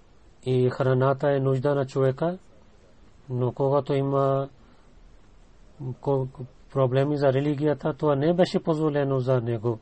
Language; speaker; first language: Bulgarian; non-native, learner; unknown